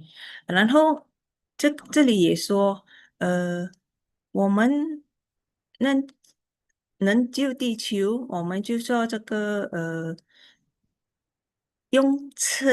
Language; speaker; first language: Chinese; early bilingual, heritage; Chinese